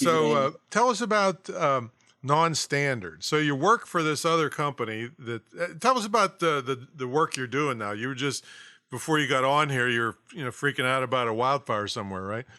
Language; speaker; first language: English; native; English